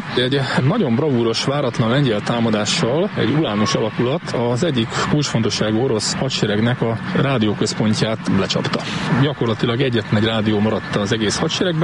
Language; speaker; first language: Hungarian; native; Hungarian